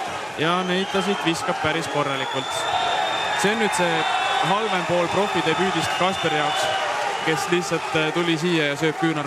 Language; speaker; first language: Estonian; native; Estonian